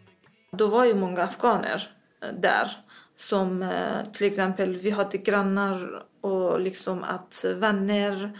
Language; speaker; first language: Swedish; non-native, fluent; Persian